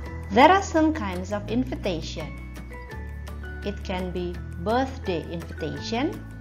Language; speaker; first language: English; non-native, fluent; Indonesian